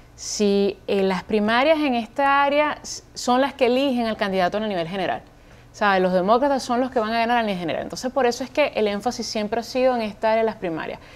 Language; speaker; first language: Spanish; native; Spanish